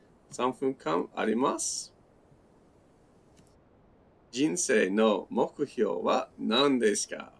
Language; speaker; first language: Japanese; non-native, learner; English